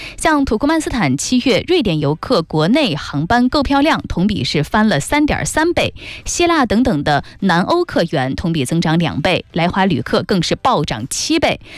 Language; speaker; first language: Chinese; native; Chinese